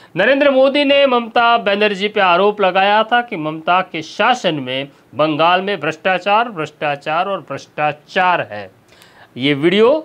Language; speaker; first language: Hindi; non-native, local second language; Gujarati